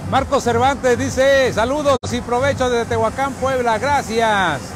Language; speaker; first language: Spanish; native; Spanish